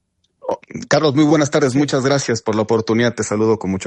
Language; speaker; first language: Spanish; native; Spanish